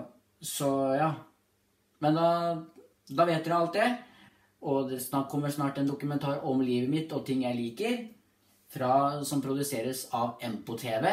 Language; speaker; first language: Norwegian; native; Norwegian